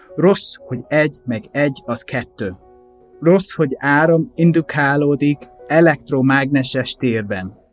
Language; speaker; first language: Hungarian; non-native, fluent; English